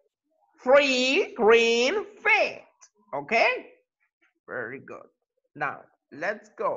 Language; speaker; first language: English; non-native, fluent; Spanish